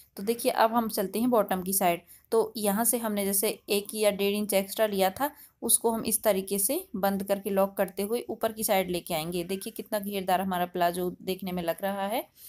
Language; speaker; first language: Hindi; native; Hindi